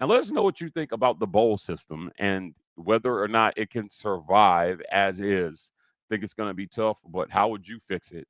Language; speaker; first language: English; native; English